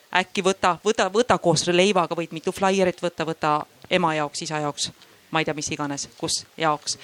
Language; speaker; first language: Estonian; native; Estonian